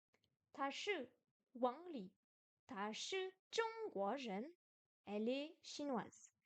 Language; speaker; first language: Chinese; non-native, learner; French